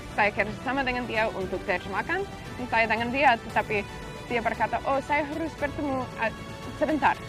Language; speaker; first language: Indonesian; non-native, learner; English